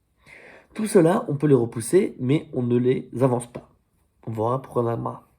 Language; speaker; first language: French; native; French